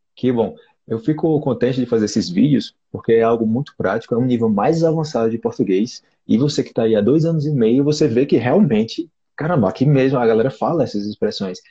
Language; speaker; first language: Portuguese; native; Portuguese